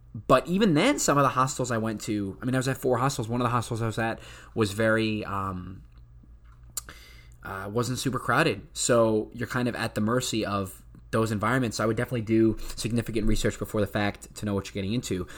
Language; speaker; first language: English; native; English